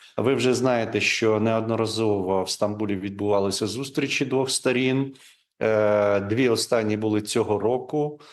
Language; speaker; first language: Ukrainian; non-native, local second language; Crimean Tatar